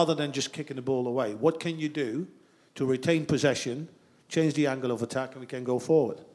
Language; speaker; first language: English; non-native, fluent; Dutch